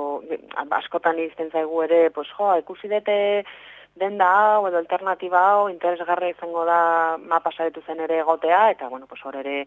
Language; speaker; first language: Basque; non-native, local second language; Spanish